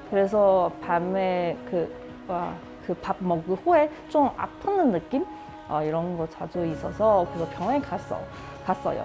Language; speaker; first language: Korean; non-native, learner; Chinese